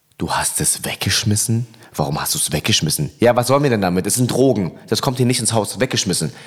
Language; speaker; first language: German; early bilingual, other home language; Vietnamese